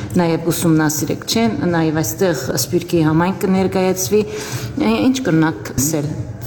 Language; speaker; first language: Armenian; early bilingual, heritage; Armenian